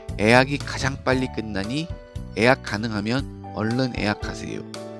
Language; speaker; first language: Korean; native; Korean